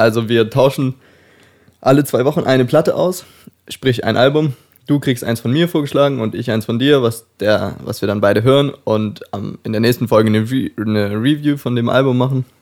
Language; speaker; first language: German; native; German